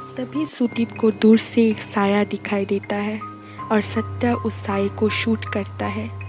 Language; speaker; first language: Hindi; non-native, local second language; Bangla